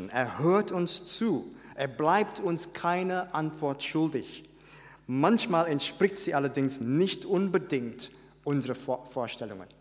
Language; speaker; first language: German; non-native, fluent; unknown